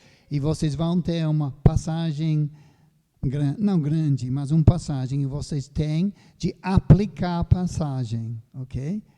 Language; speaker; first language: Portuguese; non-native, fluent; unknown